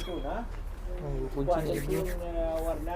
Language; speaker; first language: Indonesian; non-native, learner; Arabic